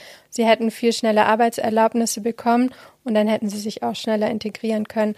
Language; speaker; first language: German; native; German